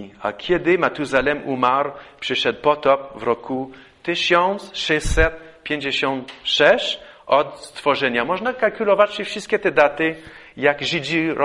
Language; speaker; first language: Polish; non-native, fluent; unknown